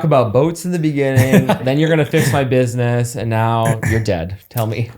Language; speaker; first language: English; native; English